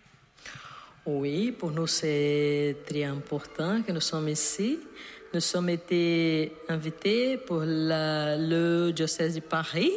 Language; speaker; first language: French; non-native, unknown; Portuguese